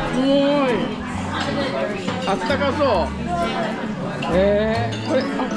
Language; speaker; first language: Japanese; native; Japanese